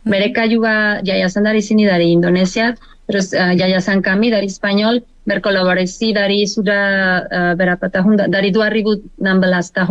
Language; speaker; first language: Indonesian; non-native, learner; Spanish